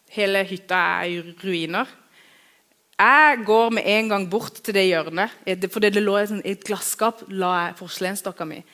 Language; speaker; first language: Norwegian; early bilingual, other home language; Kurdish